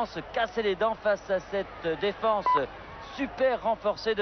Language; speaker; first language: French; native; French